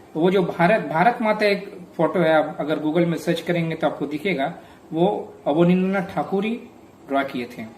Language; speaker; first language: Hindi; non-native, local second language; Bangla